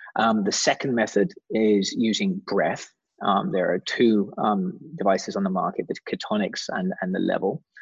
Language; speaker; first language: English; native; English